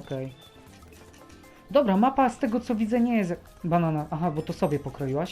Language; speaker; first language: Polish; native; Polish